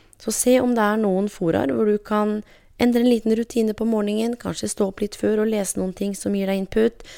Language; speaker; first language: Norwegian; native; Norwegian